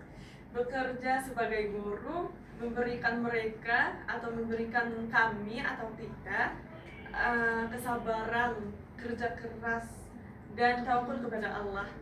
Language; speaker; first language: Indonesian; non-native, fluent; Arabic